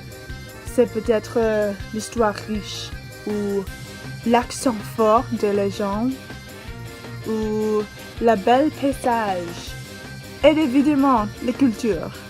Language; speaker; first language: French; non-native, learner; English